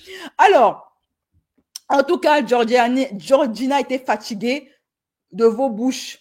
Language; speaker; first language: French; native; French